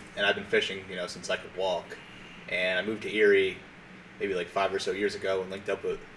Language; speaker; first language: English; native; English